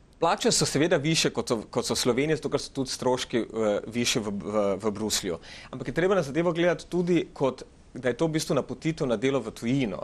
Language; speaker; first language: Slovenian; early bilingual, other home language; Macedonian